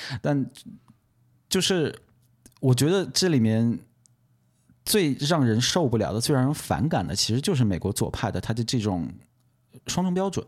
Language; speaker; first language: Chinese; native; Chinese